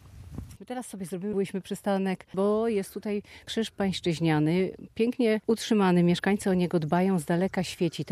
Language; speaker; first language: Polish; native; Polish